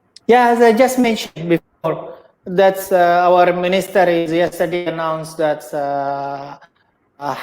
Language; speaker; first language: English; non-native, learner; Indonesian